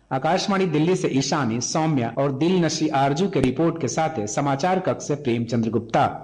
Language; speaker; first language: Bhojpuri; native; Bhojpuri